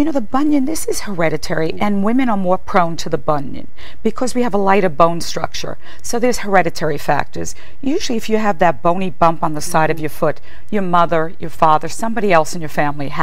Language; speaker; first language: English; native; English